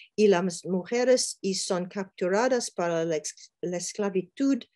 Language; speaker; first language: Spanish; non-native, learner; English